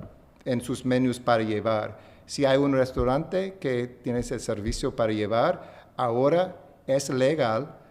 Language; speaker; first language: Spanish; non-native, fluent; English